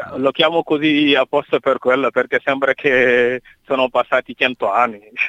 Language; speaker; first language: Italian; non-native, fluent; Wolof